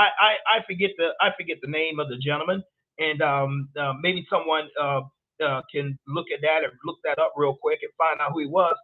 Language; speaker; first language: English; native; English